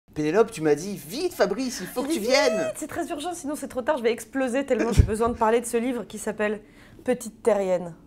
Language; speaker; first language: French; native; French